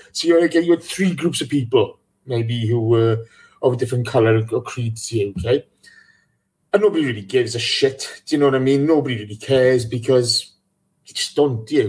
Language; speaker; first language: English; native; English